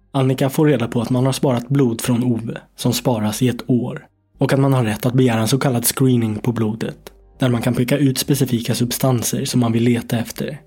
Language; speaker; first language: Swedish; native; Swedish